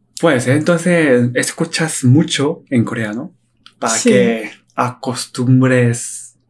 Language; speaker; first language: Spanish; non-native, learner; Korean